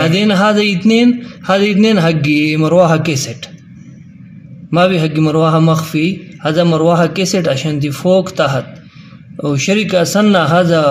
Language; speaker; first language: Arabic; non-native, learner; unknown